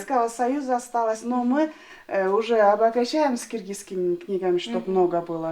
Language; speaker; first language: Russian; non-native, local second language; Kyrgyz